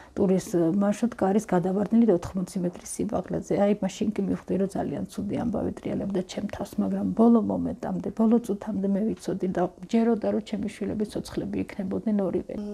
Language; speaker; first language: Georgian; native; Georgian